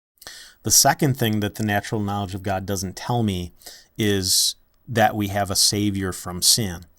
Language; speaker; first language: English; native; English